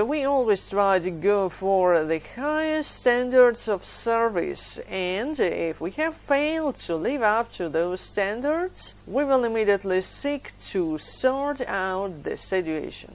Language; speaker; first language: English; non-native, fluent; Ukrainian